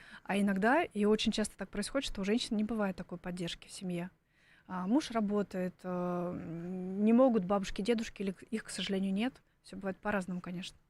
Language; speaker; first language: Russian; native; Russian